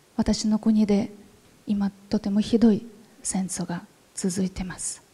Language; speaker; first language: Japanese; non-native, fluent; Ukrainian